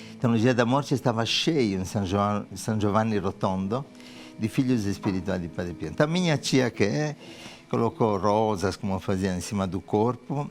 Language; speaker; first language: Portuguese; non-native, fluent; Italian